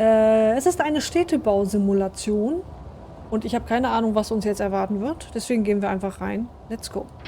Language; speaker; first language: German; native; German